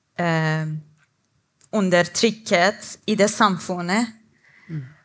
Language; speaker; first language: Norwegian; non-native, learner; Persian